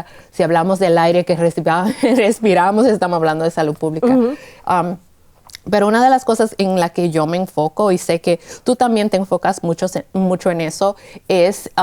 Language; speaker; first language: Spanish; early bilingual, heritage; Spanish